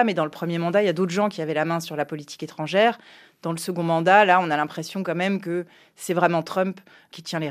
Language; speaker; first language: French; native; French